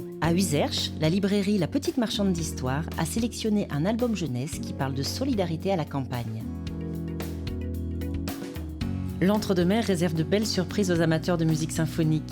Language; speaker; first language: French; native; French